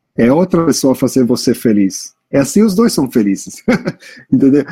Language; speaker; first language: Portuguese; non-native, fluent; English